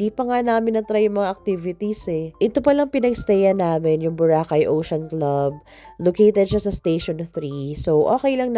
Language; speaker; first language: Filipino; native; Filipino